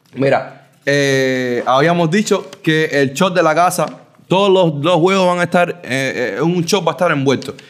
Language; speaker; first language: Spanish; early bilingual, heritage; Spanish